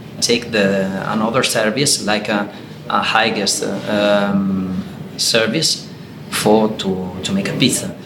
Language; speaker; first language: English; non-native, learner; Italian